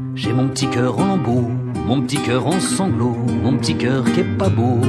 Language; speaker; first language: French; native; French